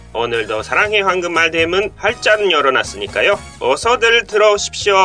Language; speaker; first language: Korean; non-native, learner; Japanese